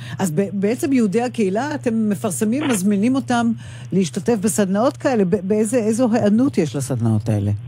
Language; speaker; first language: Hebrew; native; Hebrew